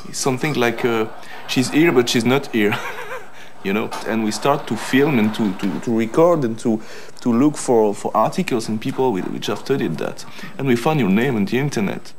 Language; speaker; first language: English; non-native, fluent; French